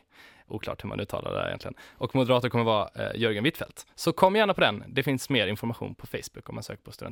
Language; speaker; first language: Swedish; native; Swedish